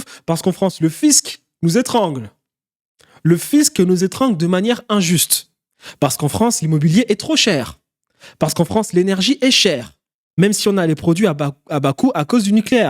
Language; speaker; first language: French; native; French